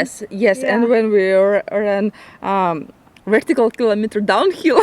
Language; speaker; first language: English; non-native, learner; Russian